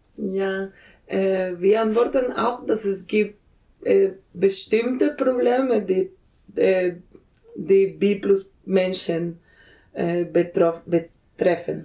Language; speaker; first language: German; non-native, fluent; Spanish